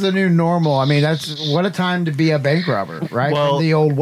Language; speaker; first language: English; native; English